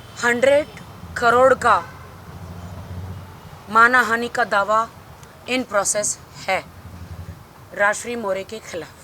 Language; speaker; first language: Hindi; native; Hindi